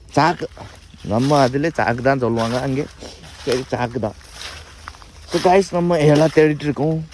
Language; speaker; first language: Tamil; non-native, learner; Nepali